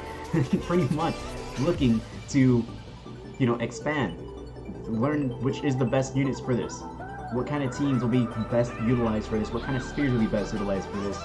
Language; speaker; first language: English; native; English